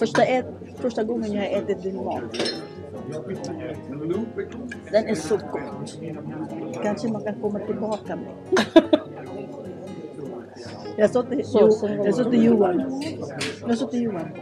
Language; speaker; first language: Swedish; non-native, learner; Filipino